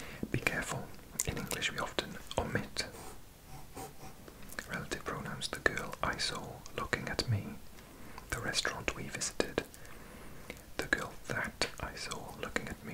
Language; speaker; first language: English; native; English